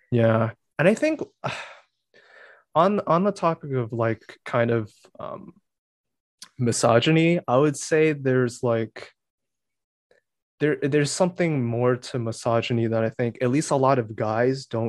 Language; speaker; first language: English; native; English